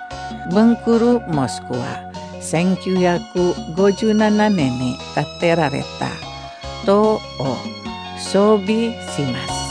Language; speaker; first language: Japanese; non-native, fluent; Indonesian